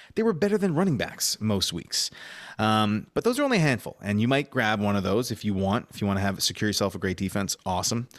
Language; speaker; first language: English; native; English